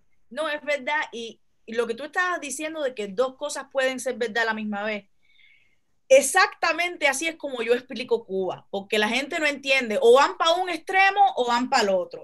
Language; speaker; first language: Spanish; early bilingual, heritage; Spanish